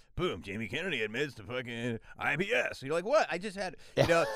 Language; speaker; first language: English; native; English